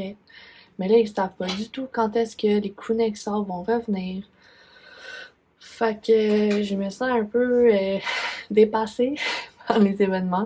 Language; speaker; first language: French; native; French